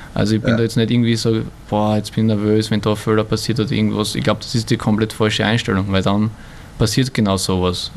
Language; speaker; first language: German; native; German